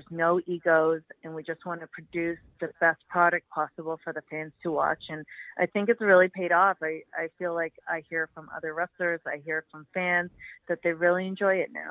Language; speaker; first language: English; native; English